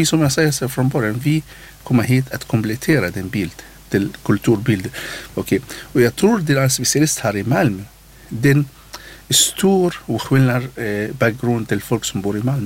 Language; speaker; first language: Swedish; non-native, learner; Arabic